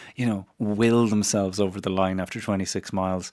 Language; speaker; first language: English; native; English